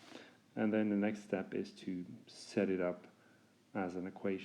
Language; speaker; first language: English; non-native, fluent; Norwegian